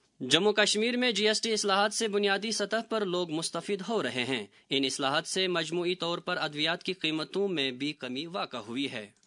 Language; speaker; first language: Urdu; non-native, local second language; Kashmiri